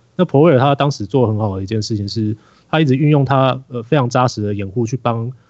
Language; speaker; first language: Chinese; native; Chinese